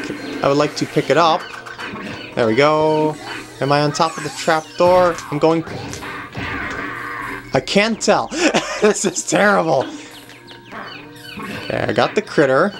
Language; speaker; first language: English; native; English